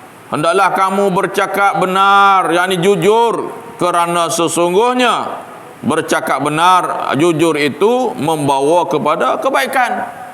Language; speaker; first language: Malay; native; Malay